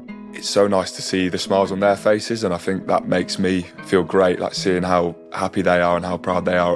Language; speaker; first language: English; native; English